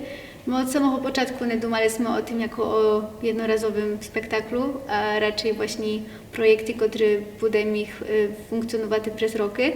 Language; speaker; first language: Polish; non-native, local second language; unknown